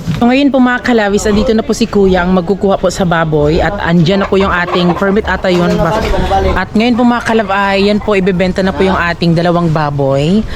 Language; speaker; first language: Filipino; non-native, local second language; Cebuano